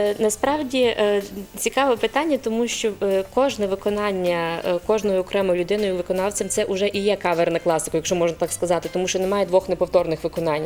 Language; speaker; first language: Ukrainian; native; Ukrainian